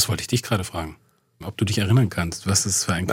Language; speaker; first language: German; native; German